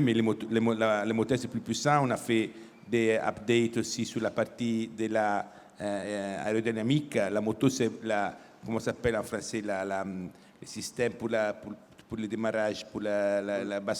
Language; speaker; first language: French; non-native, fluent; Italian